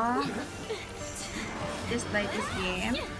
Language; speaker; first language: English; non-native, learner; Vietnamese